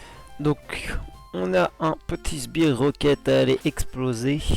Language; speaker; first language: French; native; French